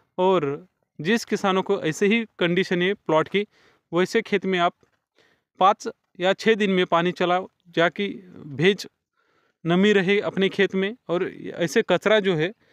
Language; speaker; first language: Hindi; non-native, local second language; Marathi